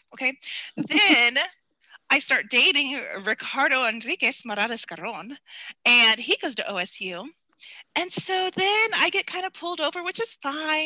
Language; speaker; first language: English; native; English